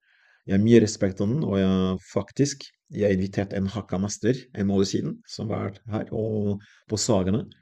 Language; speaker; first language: Norwegian; non-native, fluent; French